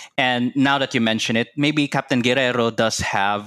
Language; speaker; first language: English; non-native, local second language; Cebuano